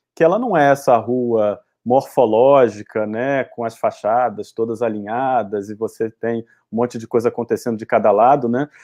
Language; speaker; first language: Portuguese; native; Portuguese